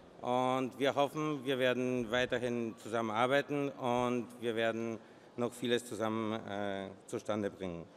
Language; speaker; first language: German; non-native, fluent; Polish